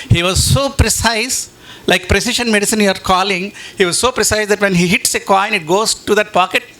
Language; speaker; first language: English; non-native, local second language; Telugu